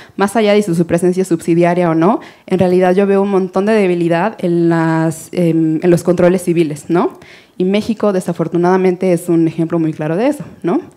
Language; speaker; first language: Spanish; native; Spanish